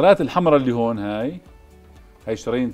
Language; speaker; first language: Arabic; native; Arabic